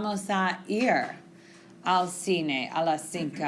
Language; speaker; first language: Spanish; non-native, fluent; English